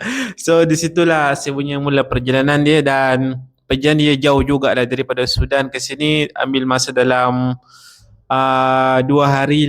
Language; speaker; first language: Indonesian; non-native, learner; Arabic